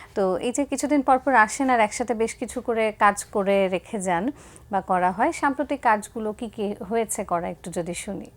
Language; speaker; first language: Bangla; native; Bangla